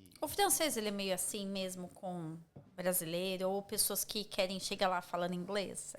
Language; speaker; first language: Portuguese; native; Portuguese